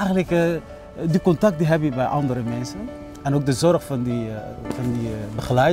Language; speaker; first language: Dutch; non-native, fluent; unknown